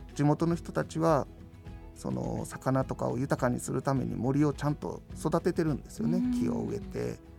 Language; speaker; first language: Japanese; native; Japanese